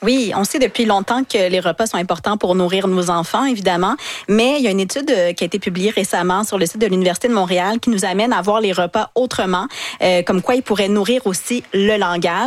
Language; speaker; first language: French; native; French